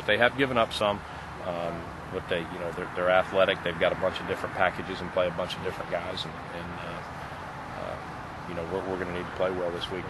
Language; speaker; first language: English; native; English